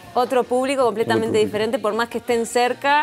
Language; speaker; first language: Spanish; native; Spanish